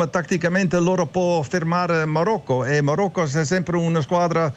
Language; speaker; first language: Italian; non-native, learner; Dutch